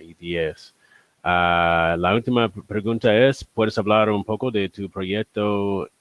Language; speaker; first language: Spanish; non-native, learner; English